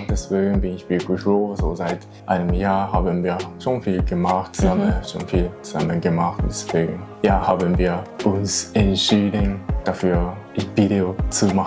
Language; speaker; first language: German; non-native, learner; Japanese